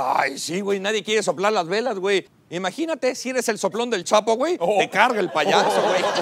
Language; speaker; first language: Spanish; native; Spanish